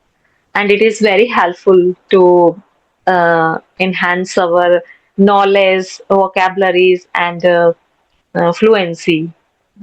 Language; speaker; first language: English; non-native, learner; Hindi